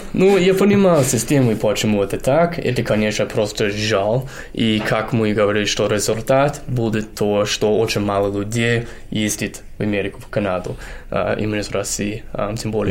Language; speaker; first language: Russian; non-native, fluent; English